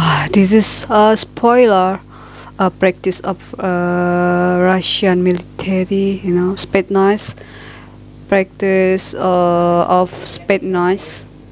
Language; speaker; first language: English; non-native, learner; Indonesian